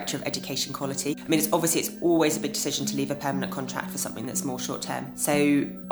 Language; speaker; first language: English; native; English